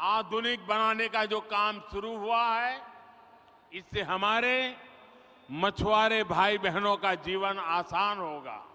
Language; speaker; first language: Hindi; non-native, local second language; Gujarati